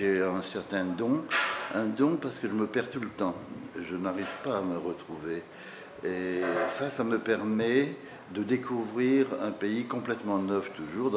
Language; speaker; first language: French; native; French